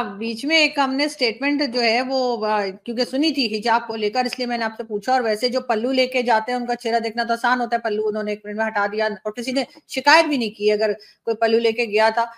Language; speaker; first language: Urdu; native; Urdu